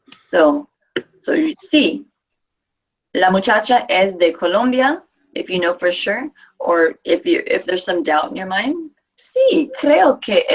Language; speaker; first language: Spanish; non-native, fluent; English